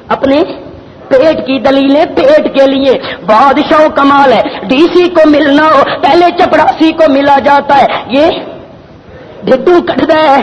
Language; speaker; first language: Urdu; non-native, local second language; Punjabi